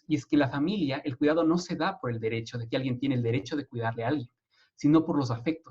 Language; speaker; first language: Spanish; native; Spanish